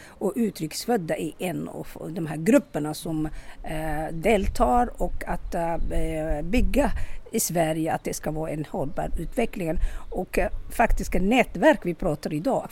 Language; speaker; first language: Swedish; non-native, local second language; Somali